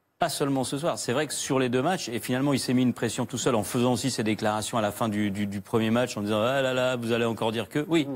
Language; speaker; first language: French; native; French